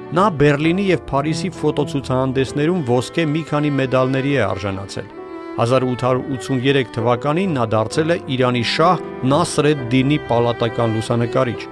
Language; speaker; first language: Armenian; native; Armenian